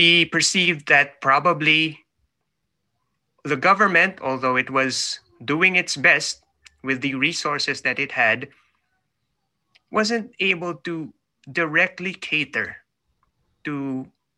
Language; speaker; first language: English; non-native, local second language; Filipino